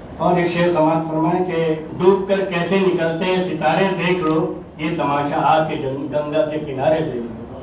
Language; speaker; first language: Urdu; native; Urdu